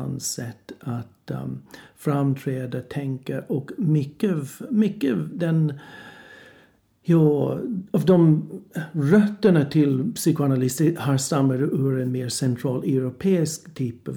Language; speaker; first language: Swedish; non-native, fluent; English